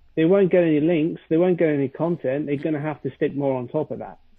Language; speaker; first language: English; native; English